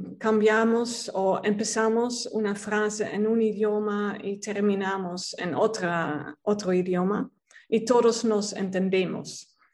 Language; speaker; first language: Spanish; non-native, fluent; Dutch